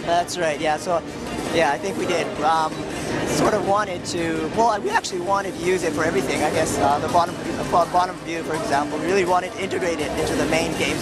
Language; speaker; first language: English; non-native, fluent; Japanese